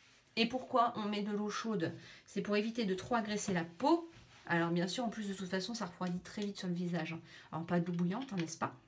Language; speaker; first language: French; native; French